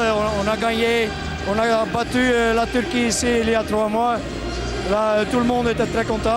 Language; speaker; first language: French; non-native, local second language; Dutch